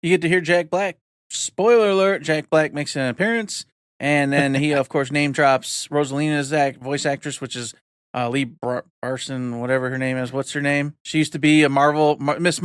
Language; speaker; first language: English; native; English